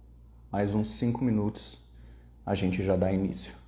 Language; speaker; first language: Portuguese; native; Portuguese